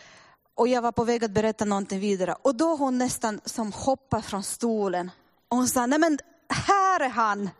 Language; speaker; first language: Swedish; non-native, fluent; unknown